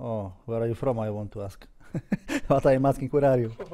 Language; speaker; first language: English; non-native, learner; Polish